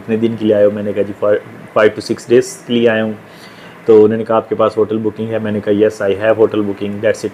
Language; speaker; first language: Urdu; native; Urdu